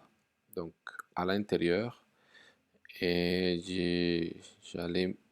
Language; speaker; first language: French; non-native, fluent; Spanish